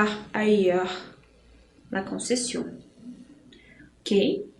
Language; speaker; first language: French; non-native, fluent; Portuguese